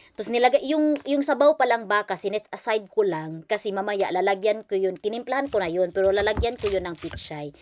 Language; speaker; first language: Filipino; non-native, local second language; Cebuano